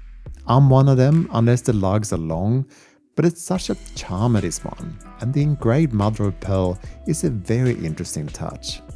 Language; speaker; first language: English; native; English